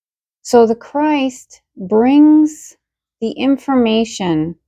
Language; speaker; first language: English; native; English